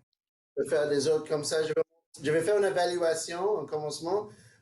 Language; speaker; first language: French; non-native, local second language; English